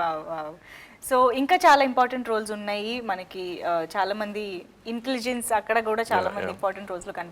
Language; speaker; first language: Telugu; native; Telugu